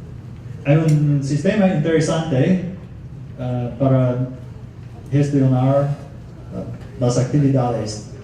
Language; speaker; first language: Spanish; non-native, fluent; English